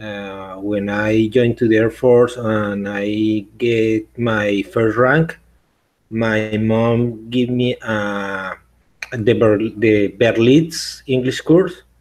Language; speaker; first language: English; non-native, learner; Spanish